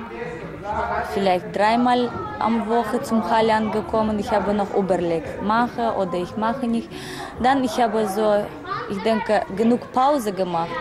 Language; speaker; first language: German; non-native, learner; Russian